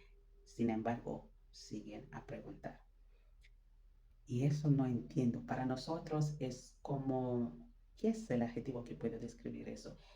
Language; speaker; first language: Spanish; non-native, fluent; French